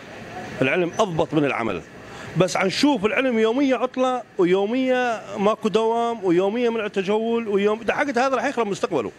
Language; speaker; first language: Arabic; native; Arabic